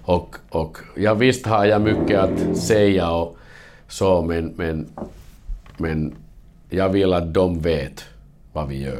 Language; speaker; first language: Swedish; non-native, learner; Finnish